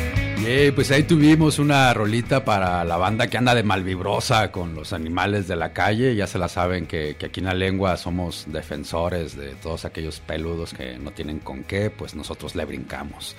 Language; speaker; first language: Spanish; native; Spanish